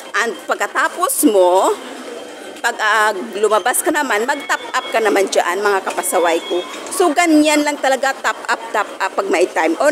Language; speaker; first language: Filipino; non-native, local second language; Hiligaynon